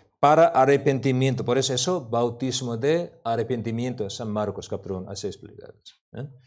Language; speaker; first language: Spanish; non-native, learner; Korean